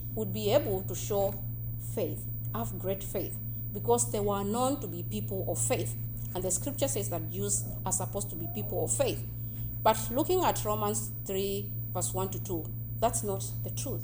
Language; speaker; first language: English; non-native, local second language; Kamba